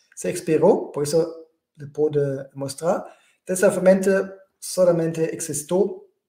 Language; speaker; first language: Spanish; non-native, fluent; German